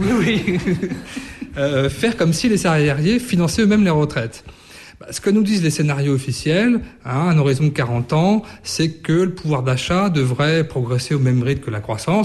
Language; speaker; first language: French; native; French